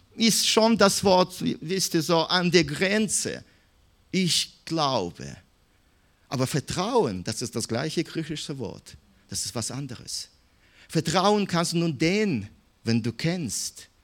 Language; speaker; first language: German; non-native, fluent; Russian